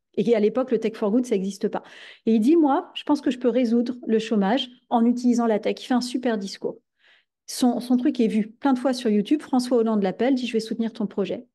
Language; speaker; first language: French; native; French